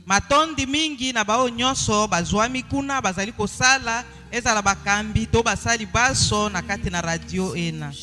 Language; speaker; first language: Lingala; native; Lingala